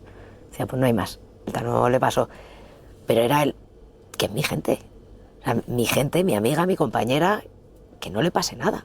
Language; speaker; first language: Spanish; native; Spanish